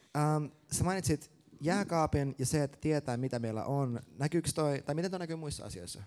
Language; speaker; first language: Finnish; native; Finnish